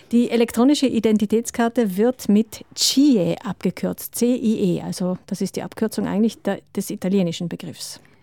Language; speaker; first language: German; native; German